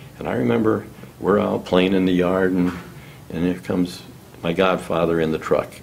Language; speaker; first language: English; native; English